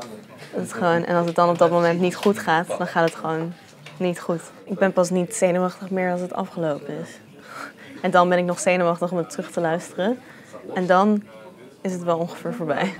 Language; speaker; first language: Dutch; native; Dutch